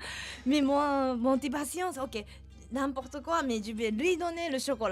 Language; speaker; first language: French; non-native, fluent; Japanese